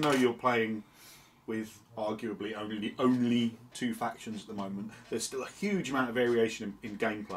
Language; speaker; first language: English; native; English